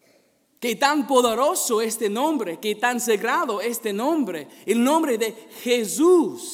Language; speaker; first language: Spanish; non-native, fluent; English